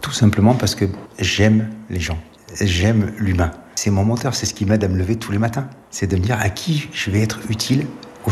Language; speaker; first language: French; native; French